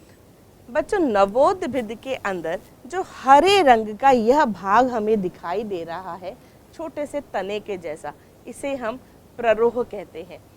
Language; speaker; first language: Hindi; native; Hindi